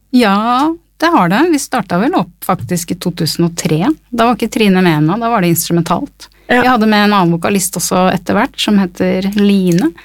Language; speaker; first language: Norwegian; early bilingual, other home language; English